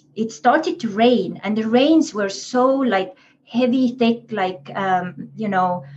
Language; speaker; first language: English; non-native, fluent; Estonian